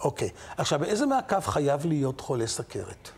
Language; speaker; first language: Hebrew; native; Hebrew